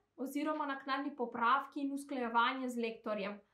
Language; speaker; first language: Slovenian; non-native, fluent; Macedonian